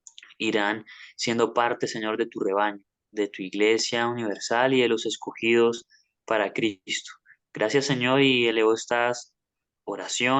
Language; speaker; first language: Spanish; native; Spanish